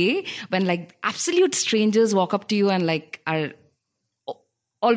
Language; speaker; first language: English; non-native, local second language; Telugu